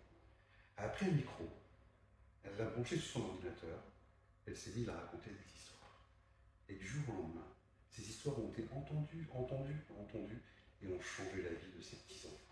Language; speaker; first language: French; native; French